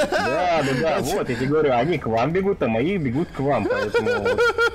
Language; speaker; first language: Russian; native; Russian